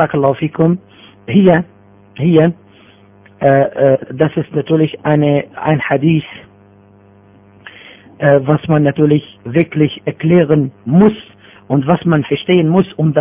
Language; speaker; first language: German; non-native, fluent; Arabic